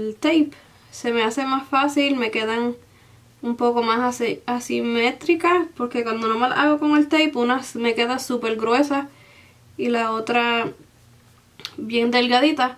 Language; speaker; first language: Spanish; early bilingual, heritage; Spanish